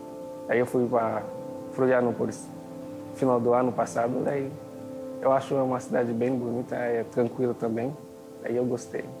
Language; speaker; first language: Portuguese; non-native, fluent; Haitian Creole